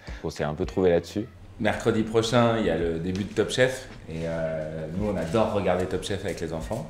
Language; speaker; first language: French; native; French